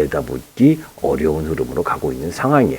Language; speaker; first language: Korean; native; Korean